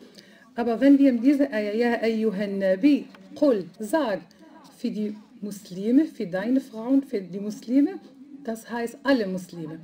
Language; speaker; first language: German; non-native, fluent; Arabic